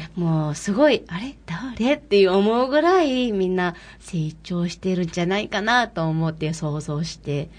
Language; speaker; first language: Japanese; non-native, fluent; Mongolian